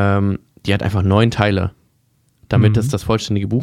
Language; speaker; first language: German; native; German